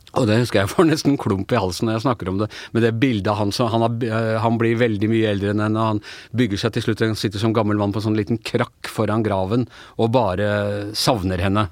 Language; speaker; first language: Norwegian; native; Norwegian